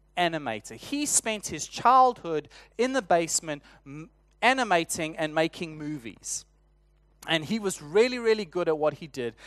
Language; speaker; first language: English; native; English